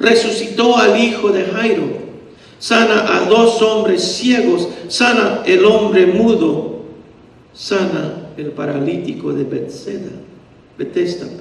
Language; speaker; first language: Spanish; early bilingual, heritage; Spanish